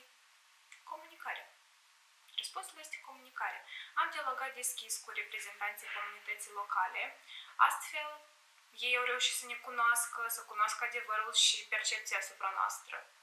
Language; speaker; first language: Romanian; non-native, fluent; Ukrainian